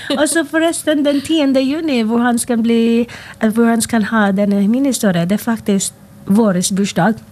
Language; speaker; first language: Norwegian; non-native, fluent; Filipino